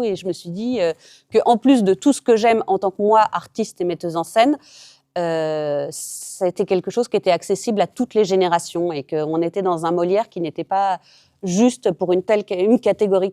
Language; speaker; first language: French; native; French